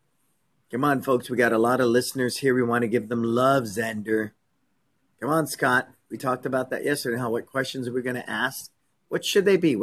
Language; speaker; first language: English; native; English